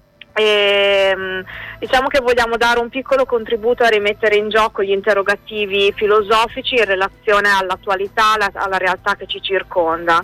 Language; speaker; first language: Italian; native; Italian